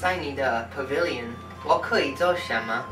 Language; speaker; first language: Chinese; non-native, learner; English